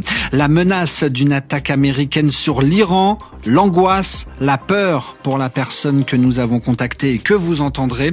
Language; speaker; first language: French; native; French